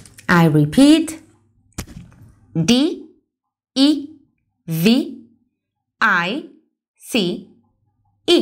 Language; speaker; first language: English; non-native, fluent; Spanish